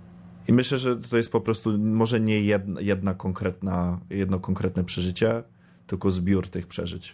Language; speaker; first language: Polish; early bilingual, other home language; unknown